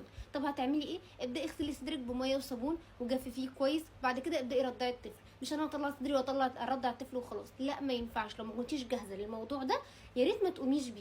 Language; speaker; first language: Arabic; native; Arabic